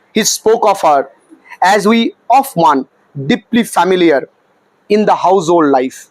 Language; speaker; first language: English; non-native, local second language; Bangla